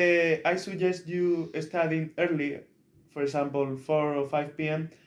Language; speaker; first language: English; non-native, learner; Spanish